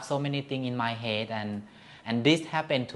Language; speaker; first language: English; non-native, learner; Thai